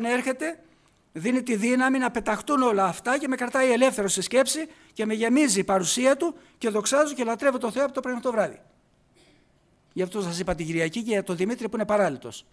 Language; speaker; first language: Greek; native; Greek